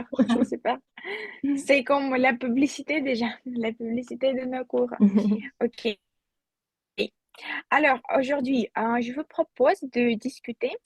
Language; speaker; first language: French; non-native, fluent; Russian